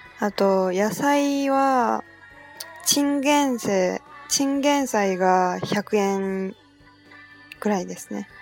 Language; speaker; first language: Japanese; non-native, fluent; Chinese